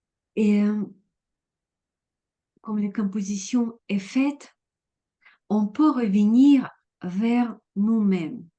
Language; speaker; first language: French; non-native, fluent; Russian